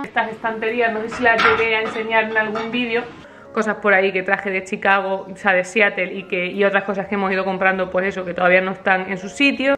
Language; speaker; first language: Spanish; native; Spanish